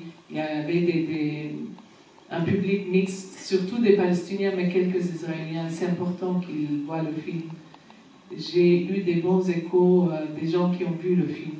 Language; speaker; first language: French; non-native, fluent; Arabic